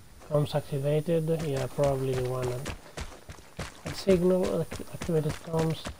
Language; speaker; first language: English; non-native, fluent; Italian